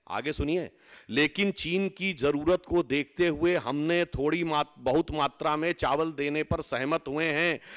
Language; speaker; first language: Hindi; native; Hindi